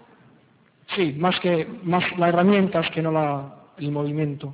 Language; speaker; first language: Spanish; non-native, local second language; Basque